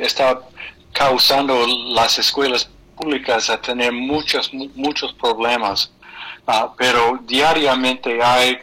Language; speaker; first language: Spanish; non-native, fluent; English